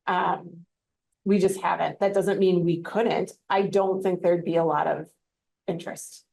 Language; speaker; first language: English; native; English